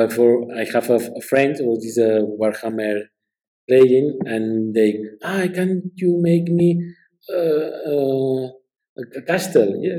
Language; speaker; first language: English; non-native, learner; Spanish